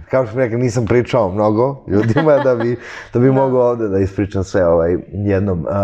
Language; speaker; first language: Serbian; early bilingual, heritage; Serbian